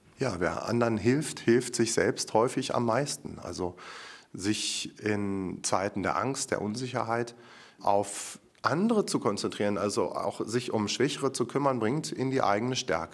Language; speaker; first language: German; native; German